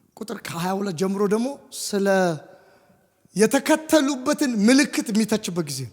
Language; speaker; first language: Amharic; native; Amharic